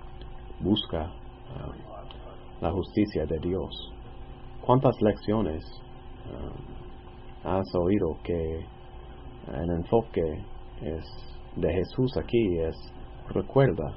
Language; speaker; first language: Spanish; non-native, fluent; English